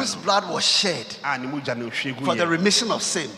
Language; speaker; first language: English; non-native, local second language; Ga